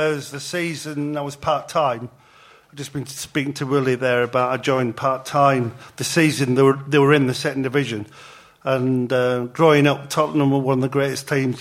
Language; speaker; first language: English; native; English